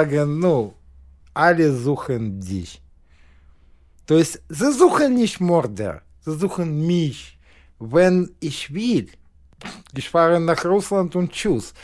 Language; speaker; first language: German; non-native, learner; Russian